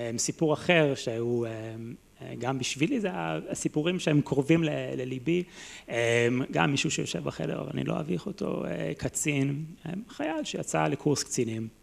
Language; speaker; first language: Hebrew; non-native, fluent; English